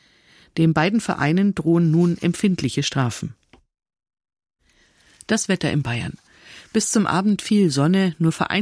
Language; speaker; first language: German; native; German